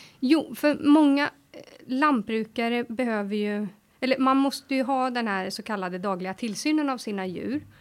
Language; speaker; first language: Swedish; native; Swedish